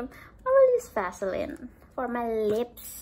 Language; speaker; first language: English; non-native, learner; Indonesian